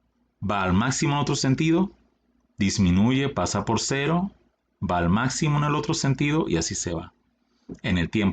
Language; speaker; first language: Spanish; native; Spanish